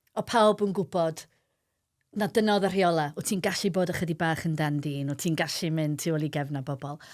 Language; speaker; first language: Welsh; native; Welsh